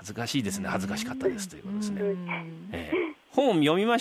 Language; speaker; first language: Japanese; native; Japanese